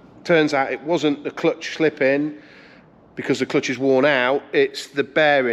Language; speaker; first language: English; native; English